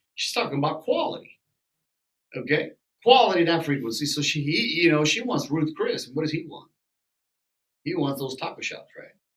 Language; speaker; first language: English; early bilingual, other home language; Spanish